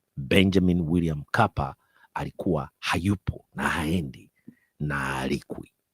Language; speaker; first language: Swahili; native; Swahili